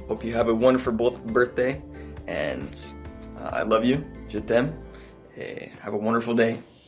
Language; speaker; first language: English; native; English